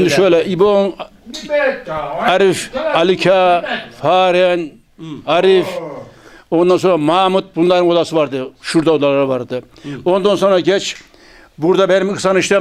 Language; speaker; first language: Turkish; native; Turkish